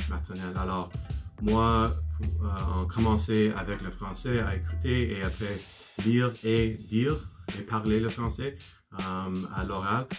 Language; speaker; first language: French; non-native, learner; English